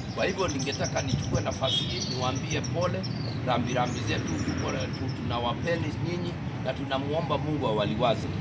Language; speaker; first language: Swahili; non-native, local second language; Kikuyu